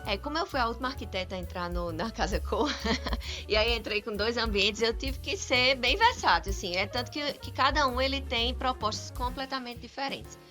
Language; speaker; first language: Portuguese; native; Portuguese